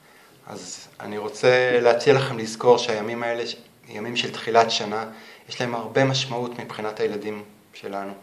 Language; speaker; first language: Hebrew; native; Hebrew